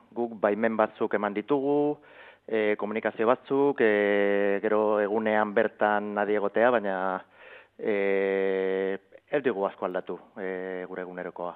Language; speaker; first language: Basque; non-native, local second language; Spanish